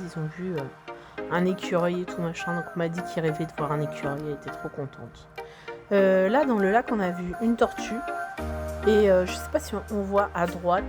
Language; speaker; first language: French; native; French